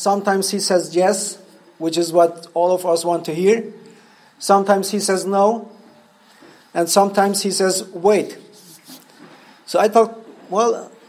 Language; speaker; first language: English; non-native, fluent; Spanish